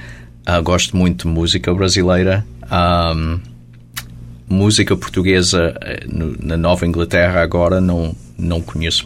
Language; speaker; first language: Portuguese; early bilingual, heritage; Portuguese